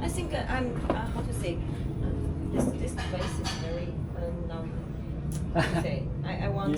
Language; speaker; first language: English; non-native, learner; Chinese